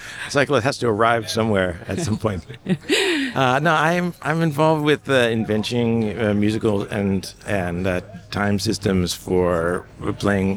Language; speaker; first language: English; native; English